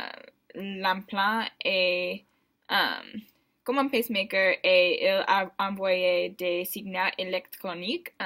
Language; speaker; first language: French; non-native, learner; English